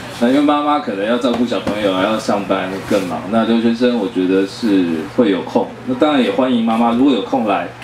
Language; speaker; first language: Chinese; native; Chinese